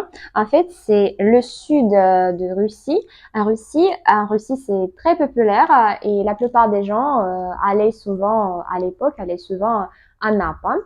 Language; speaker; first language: French; non-native, learner; Russian